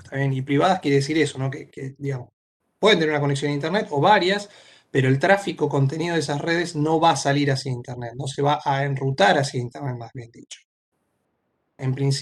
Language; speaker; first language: Spanish; native; Spanish